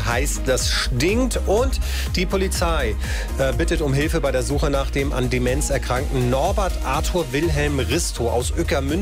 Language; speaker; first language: German; native; German